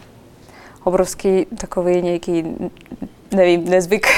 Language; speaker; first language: Czech; non-native, fluent; Russian